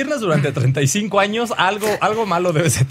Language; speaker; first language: Spanish; native; Spanish